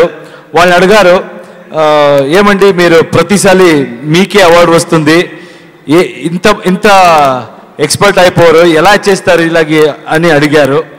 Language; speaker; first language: Telugu; non-native, learner; Kannada